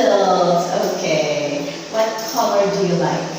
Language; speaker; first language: English; non-native, fluent; Vietnamese